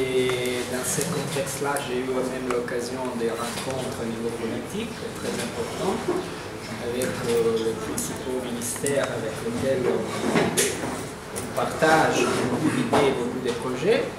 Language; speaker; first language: French; non-native, fluent; Italian